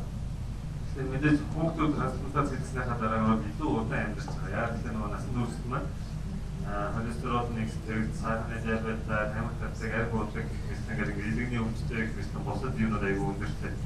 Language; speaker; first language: Mongolian; native; Mongolian